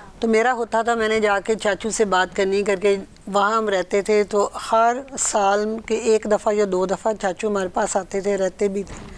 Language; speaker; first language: Urdu; early bilingual, heritage; Urdu